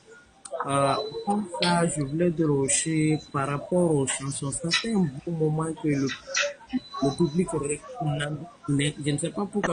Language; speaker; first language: French; non-native, local second language; Bambara